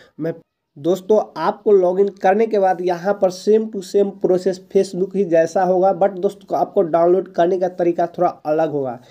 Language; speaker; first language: Hindi; native; Hindi